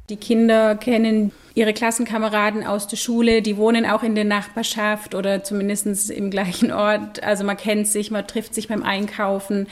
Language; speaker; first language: German; native; German